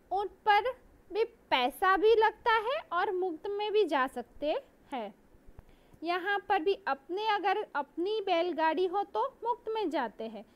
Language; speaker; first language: Hindi; non-native, local second language; Gujarati